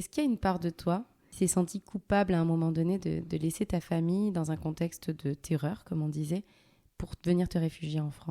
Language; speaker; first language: French; early bilingual, other home language; Arabic